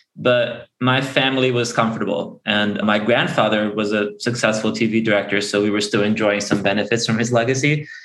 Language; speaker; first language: English; early bilingual, other home language; Portuguese